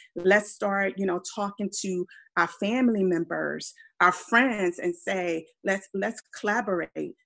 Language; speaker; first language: English; non-native, fluent; Spanish